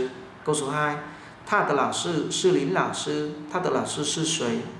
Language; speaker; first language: Chinese; non-native, fluent; Vietnamese